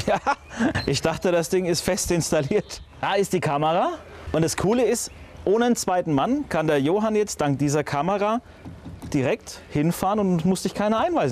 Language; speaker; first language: German; native; German